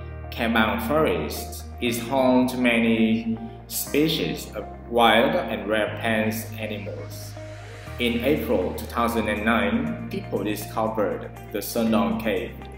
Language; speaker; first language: English; non-native, fluent; Vietnamese